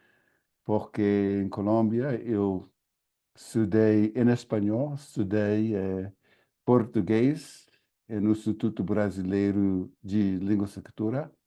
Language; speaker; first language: Portuguese; non-native, fluent; English